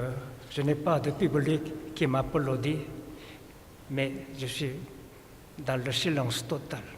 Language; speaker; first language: French; non-native, fluent; Korean